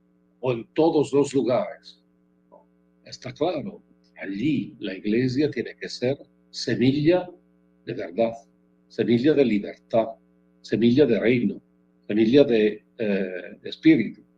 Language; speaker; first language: Spanish; non-native, fluent; Italian